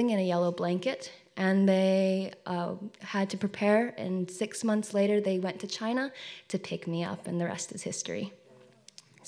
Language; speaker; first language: English; native; English